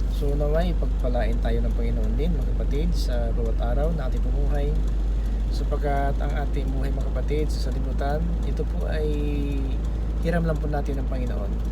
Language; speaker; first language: Filipino; non-native, local second language; Cebuano